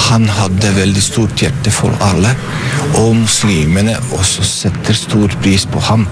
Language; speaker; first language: Norwegian; non-native, learner; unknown